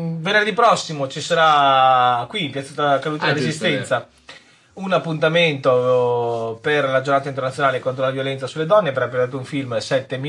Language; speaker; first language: Italian; native; Italian